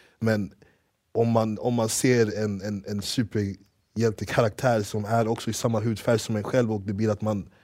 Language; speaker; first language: Swedish; early bilingual, other home language; English